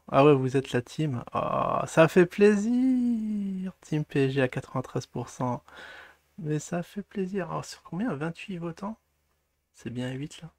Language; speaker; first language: French; native; French